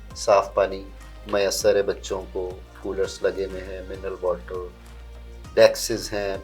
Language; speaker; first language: Urdu; native; Urdu